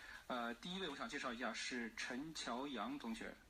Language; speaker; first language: Chinese; native; Chinese